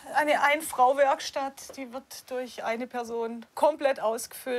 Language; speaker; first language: German; native; German